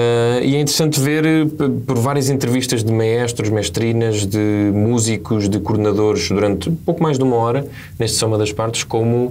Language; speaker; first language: Portuguese; native; Portuguese